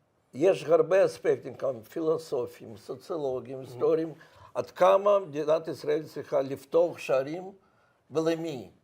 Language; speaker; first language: Hebrew; non-native, fluent; Russian